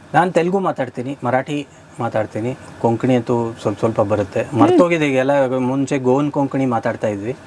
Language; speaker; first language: Kannada; native; Kannada